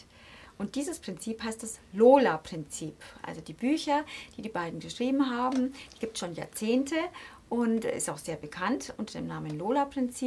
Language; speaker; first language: German; native; German